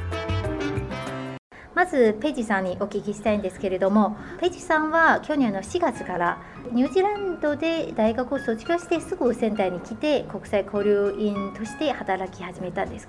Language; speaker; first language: Japanese; non-native, fluent; Chinese